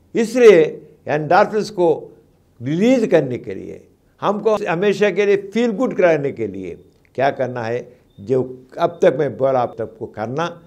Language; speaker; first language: Hindi; non-native, local second language; Telugu